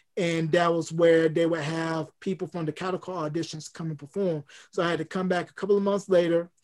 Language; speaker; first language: English; native; English